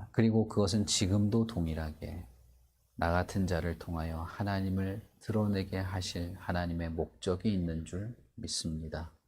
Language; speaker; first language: Korean; native; Korean